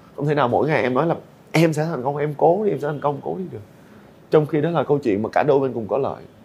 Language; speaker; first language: Vietnamese; native; Vietnamese